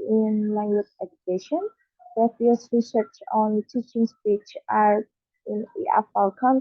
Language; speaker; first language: English; non-native, learner; Indonesian